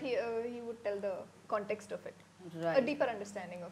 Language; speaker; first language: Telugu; non-native, learner; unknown